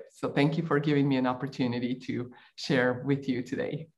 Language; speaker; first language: English; non-native, fluent; Bulgarian